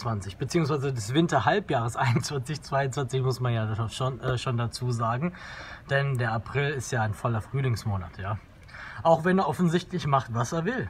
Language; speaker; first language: German; native; German